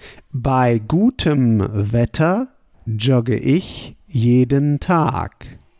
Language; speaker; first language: German; native; German